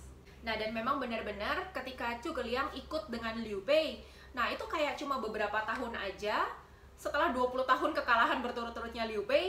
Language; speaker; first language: Indonesian; native; Indonesian